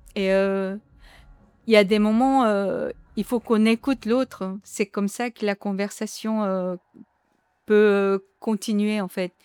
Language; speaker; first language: French; non-native, fluent; Korean